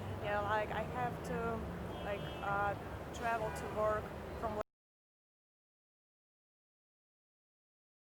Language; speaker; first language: English; non-native, fluent; Russian